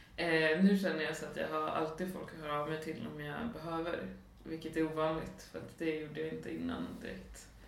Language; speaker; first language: Swedish; native; Swedish